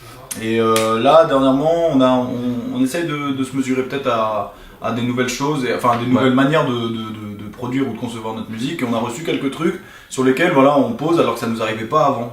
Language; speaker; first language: French; native; French